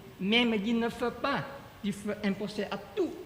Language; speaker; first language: French; non-native, learner; Chinese